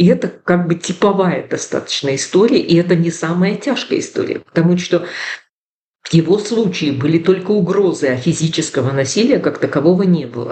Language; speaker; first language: Russian; native; Russian